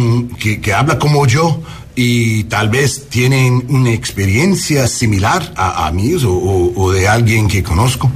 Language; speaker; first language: Spanish; early bilingual, heritage; English